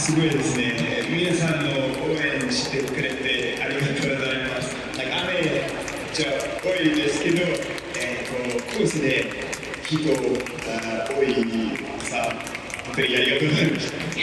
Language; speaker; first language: Japanese; non-native, learner; English